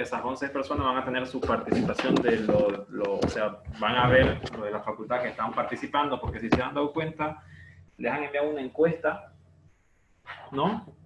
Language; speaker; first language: Spanish; native; Spanish